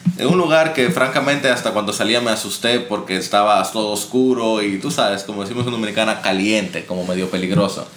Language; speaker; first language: Spanish; native; Spanish